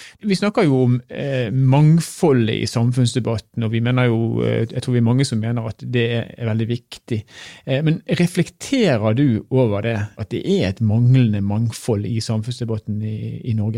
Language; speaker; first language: Norwegian; native; Norwegian